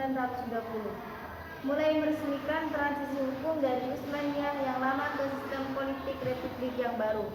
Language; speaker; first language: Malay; non-native, local second language; Madurese